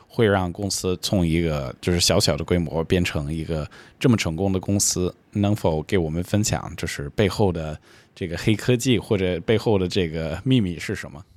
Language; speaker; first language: Chinese; non-native, fluent; English